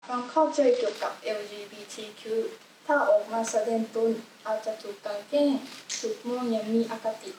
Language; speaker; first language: Thai; non-native, learner; Japanese